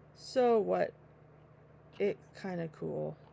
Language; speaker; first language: English; native; English